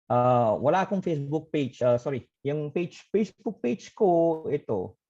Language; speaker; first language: Filipino; non-native, fluent; Indonesian